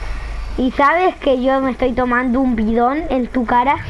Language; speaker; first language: Spanish; native; Spanish